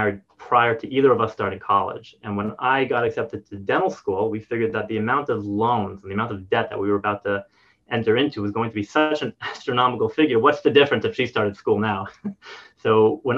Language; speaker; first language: English; native; English